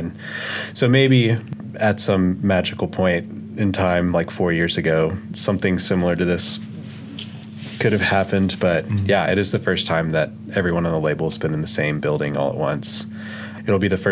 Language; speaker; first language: English; native; English